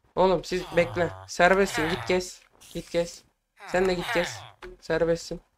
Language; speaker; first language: Turkish; native; Turkish